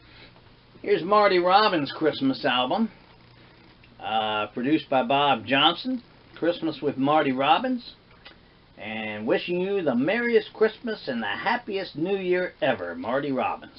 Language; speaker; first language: English; native; English